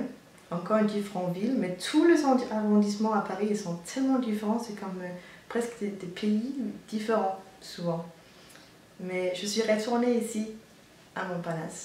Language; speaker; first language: French; non-native, fluent; Danish